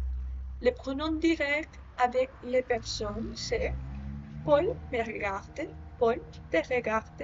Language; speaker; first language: French; non-native, learner; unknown